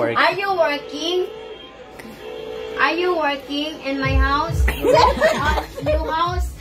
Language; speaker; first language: English; non-native, learner; Cebuano